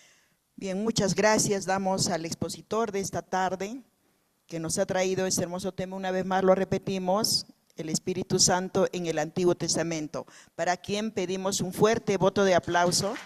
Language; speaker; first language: Spanish; native; Spanish